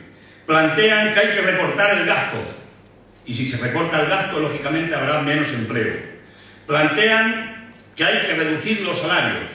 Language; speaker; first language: Spanish; native; Spanish